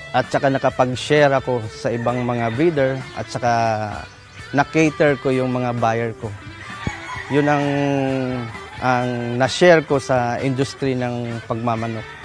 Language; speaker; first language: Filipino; non-native, local second language; Cebuano